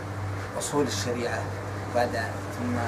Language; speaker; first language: Arabic; native; Arabic